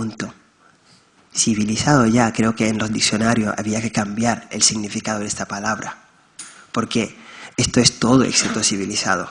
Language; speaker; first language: Spanish; non-native, fluent; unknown